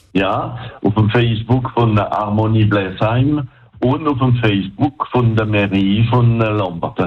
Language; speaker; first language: German; non-native, local second language; French